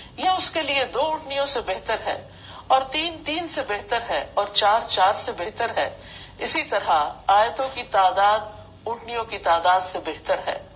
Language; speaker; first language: Urdu; native; Urdu